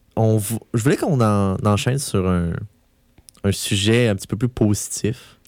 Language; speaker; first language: French; native; French